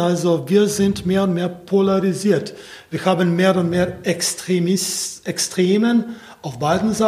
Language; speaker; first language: German; non-native, fluent; Slovenian